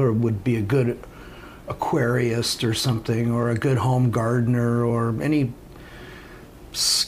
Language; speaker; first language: English; native; English